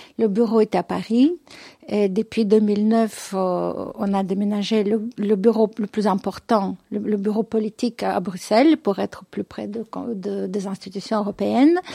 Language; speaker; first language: French; non-native, fluent; Russian